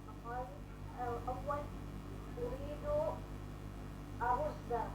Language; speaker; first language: Arabic; non-native, learner; Indonesian